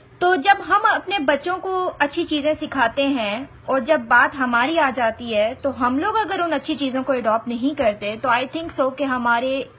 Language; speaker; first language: Urdu; non-native, local second language; Punjabi